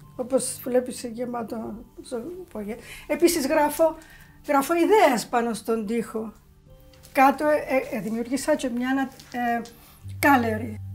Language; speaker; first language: Greek; native; Greek